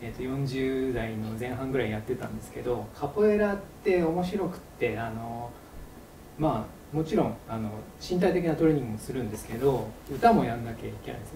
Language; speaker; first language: Japanese; native; Japanese